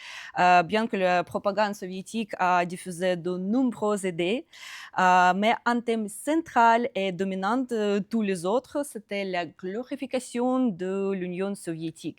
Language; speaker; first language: French; non-native, fluent; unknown